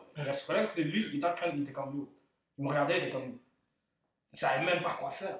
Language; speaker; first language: French; early bilingual, other home language; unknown